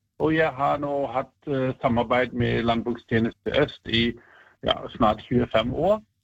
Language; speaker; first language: Norwegian; non-native, fluent; German